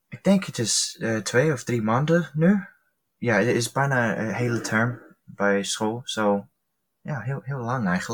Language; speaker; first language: Dutch; early bilingual, heritage; Dutch